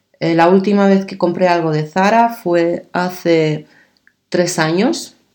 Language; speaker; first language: Spanish; early bilingual, other home language; Arabic